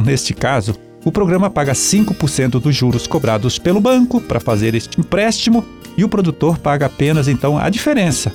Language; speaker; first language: Portuguese; native; Portuguese